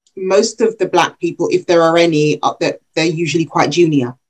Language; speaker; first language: English; early bilingual, other home language; Yoruba